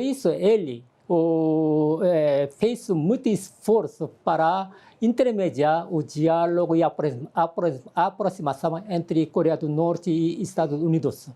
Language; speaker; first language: Portuguese; non-native, learner; Korean